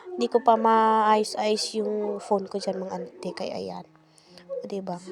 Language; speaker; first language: Filipino; non-native, local second language; Iloko